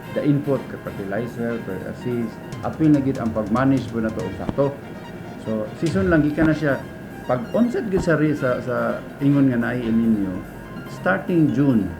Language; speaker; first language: Cebuano; native; Cebuano